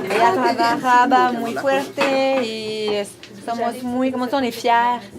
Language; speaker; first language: Spanish; non-native, learner; French